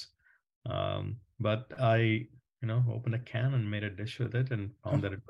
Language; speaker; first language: English; non-native, local second language; Malayalam